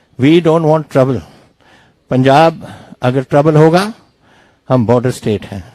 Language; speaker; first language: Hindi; non-native, local second language; Punjabi